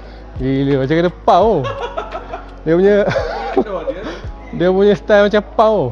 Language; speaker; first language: Malay; native; Malay